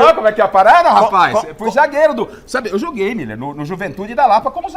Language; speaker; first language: Portuguese; native; Portuguese